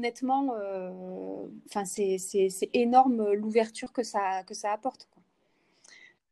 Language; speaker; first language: French; native; French